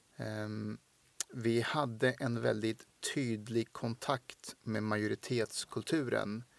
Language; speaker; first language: Swedish; early bilingual, other home language; Persian